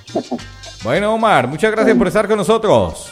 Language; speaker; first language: Spanish; native; Spanish